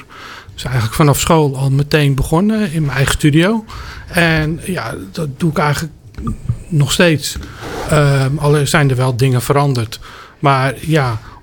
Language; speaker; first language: Dutch; native; Dutch